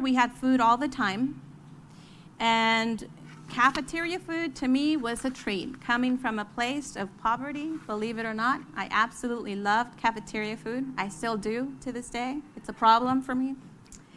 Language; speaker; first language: English; early bilingual, other home language; Spanish